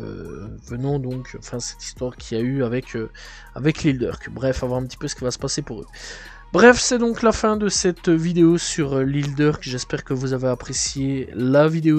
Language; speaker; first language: French; native; French